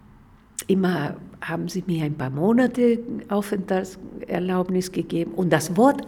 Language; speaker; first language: German; non-native, fluent; Spanish